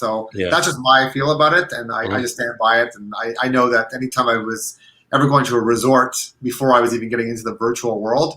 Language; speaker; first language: English; native; English